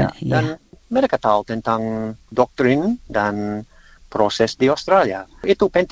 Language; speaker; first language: Indonesian; non-native, learner; English